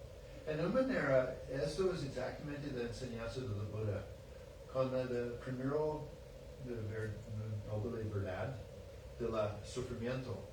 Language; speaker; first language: Spanish; non-native, learner; English